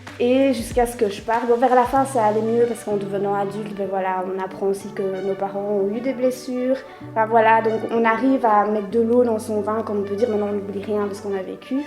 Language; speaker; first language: French; native; French